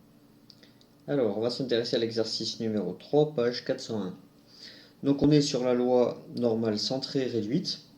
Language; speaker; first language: French; native; French